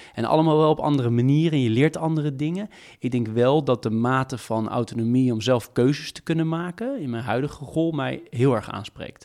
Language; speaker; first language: Dutch; native; Dutch